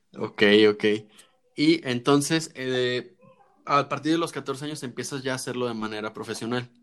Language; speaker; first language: Spanish; native; Spanish